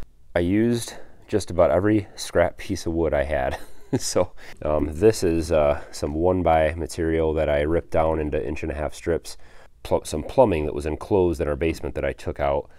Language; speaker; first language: English; native; English